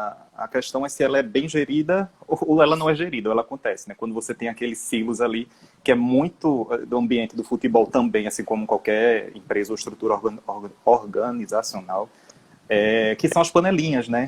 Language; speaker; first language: Portuguese; native; Portuguese